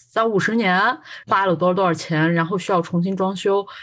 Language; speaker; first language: Chinese; native; Chinese